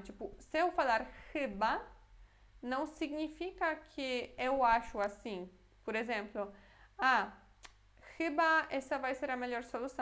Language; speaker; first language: Portuguese; non-native, fluent; Polish